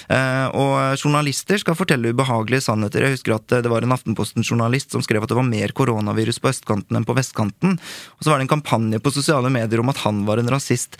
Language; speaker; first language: Norwegian; early bilingual, other home language; Korean